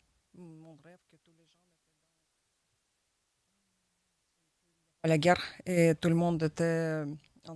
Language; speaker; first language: French; non-native, learner; Russian